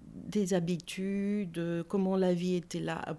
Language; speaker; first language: French; non-native, fluent; Greek